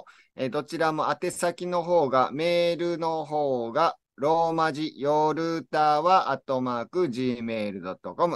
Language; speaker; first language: Japanese; native; Japanese